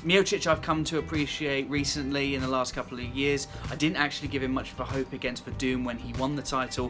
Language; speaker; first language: English; native; English